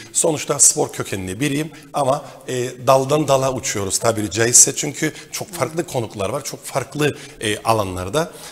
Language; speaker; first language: Turkish; native; Turkish